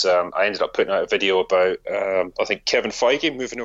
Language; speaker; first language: English; native; English